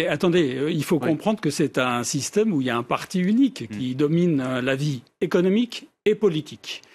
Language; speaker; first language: French; native; French